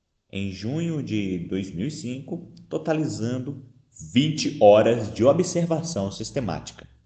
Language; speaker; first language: Portuguese; native; Portuguese